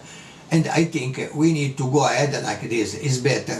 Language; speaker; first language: English; non-native, learner; Italian